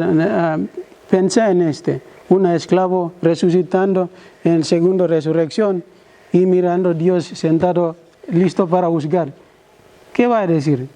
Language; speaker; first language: Spanish; non-native, learner; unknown